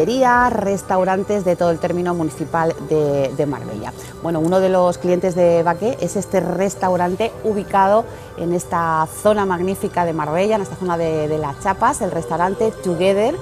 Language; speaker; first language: Spanish; native; Spanish